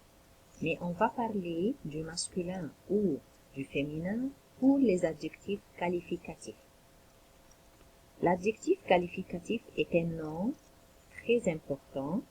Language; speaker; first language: French; non-native, local second language; Arabic